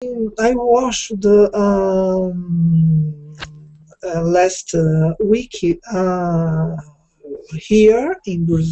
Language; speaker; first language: English; non-native, learner; Portuguese